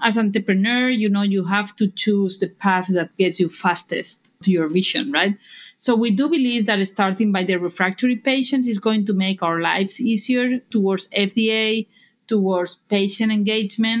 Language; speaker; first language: English; non-native, fluent; Spanish